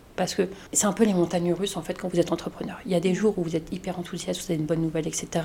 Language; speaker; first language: French; native; French